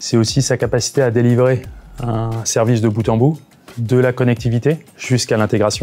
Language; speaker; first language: French; native; French